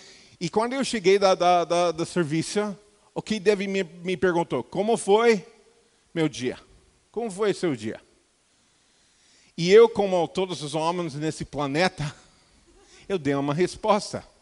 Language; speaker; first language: Portuguese; non-native, fluent; English